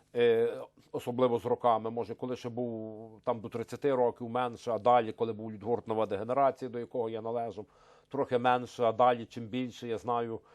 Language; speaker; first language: Ukrainian; native; Ukrainian